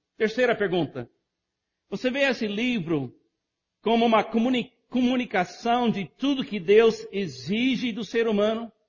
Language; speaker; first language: Portuguese; non-native, fluent; English